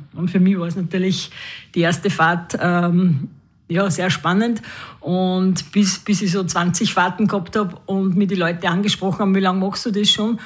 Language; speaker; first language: German; native; German